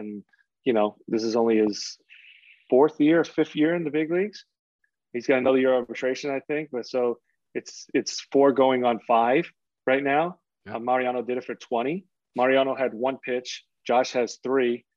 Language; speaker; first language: English; native; English